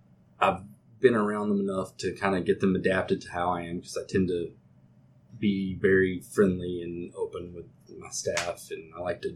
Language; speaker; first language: English; native; English